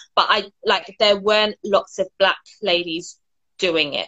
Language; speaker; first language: English; native; English